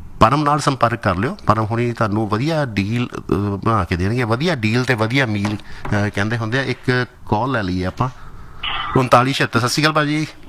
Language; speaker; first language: Punjabi; native; Punjabi